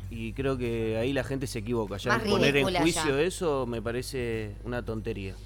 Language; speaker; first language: Spanish; native; Spanish